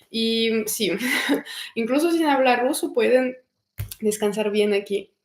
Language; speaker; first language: Spanish; non-native, fluent; Russian